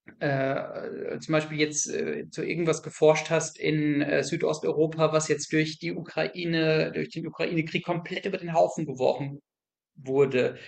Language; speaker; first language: German; native; German